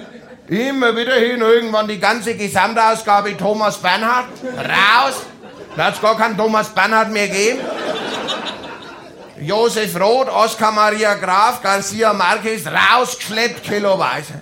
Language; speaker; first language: German; native; German